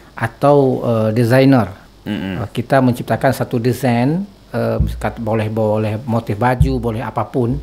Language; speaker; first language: Indonesian; non-native, local second language; Achinese